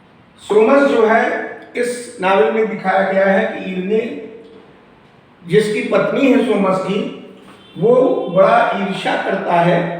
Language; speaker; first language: Hindi; native; Hindi